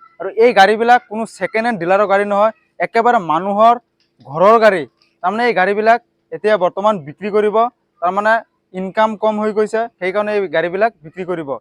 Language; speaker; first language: Assamese; non-native, local second language; Bangla